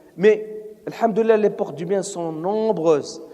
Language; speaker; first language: French; non-native, local second language; Arabic